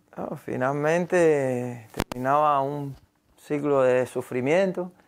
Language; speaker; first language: Spanish; native; Spanish